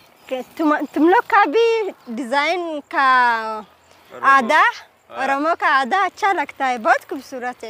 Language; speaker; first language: Hindi; non-native, learner; Oromo